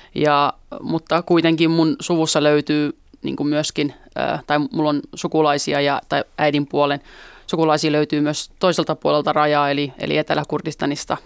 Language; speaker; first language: Finnish; early bilingual, other home language; Kurdish